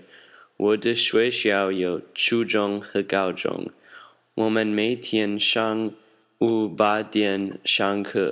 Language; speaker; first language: Chinese; non-native, learner; English